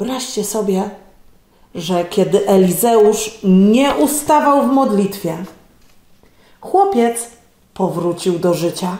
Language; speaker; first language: Polish; native; Polish